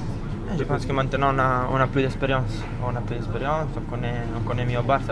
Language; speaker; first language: French; non-native, fluent; Italian